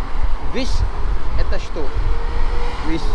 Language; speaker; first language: Russian; non-native, learner; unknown